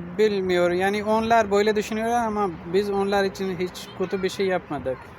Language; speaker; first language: Turkish; non-native, fluent; Urdu